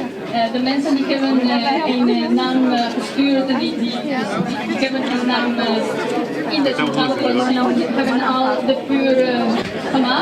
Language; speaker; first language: Dutch; non-native, fluent; Spanish